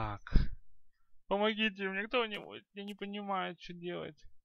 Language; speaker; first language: Russian; native; Russian